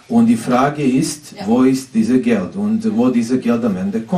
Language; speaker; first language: German; non-native, fluent; Serbian